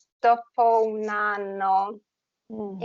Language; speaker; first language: Italian; non-native, fluent; Portuguese